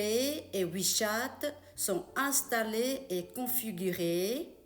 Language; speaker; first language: French; non-native, fluent; Chinese